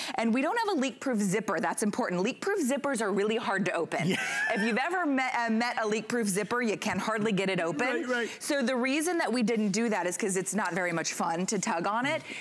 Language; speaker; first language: English; native; English